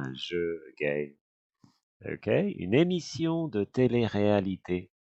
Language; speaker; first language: French; non-native, fluent; English